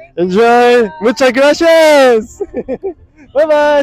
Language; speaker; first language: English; non-native, learner; Korean